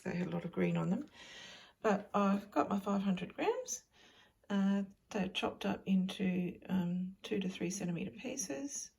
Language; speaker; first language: English; native; English